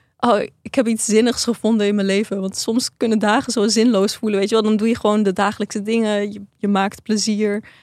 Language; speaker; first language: Dutch; early bilingual, other home language; Persian